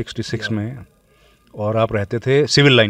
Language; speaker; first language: Hindi; native; Hindi